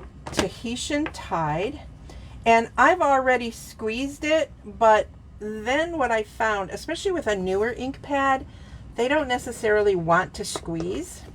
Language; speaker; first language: English; native; English